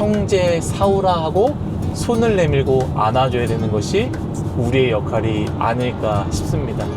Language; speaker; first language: Korean; native; Korean